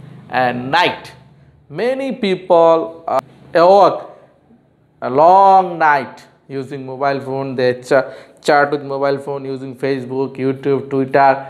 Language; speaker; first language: English; non-native, local second language; Bangla